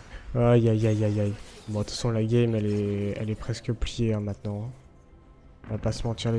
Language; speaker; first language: French; native; French